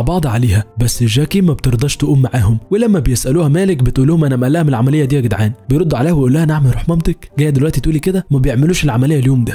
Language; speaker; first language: Arabic; native; Arabic